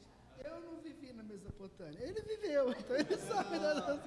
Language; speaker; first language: Portuguese; native; Portuguese